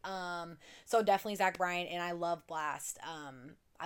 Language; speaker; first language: English; native; English